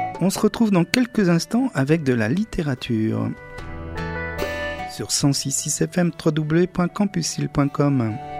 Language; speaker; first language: French; native; French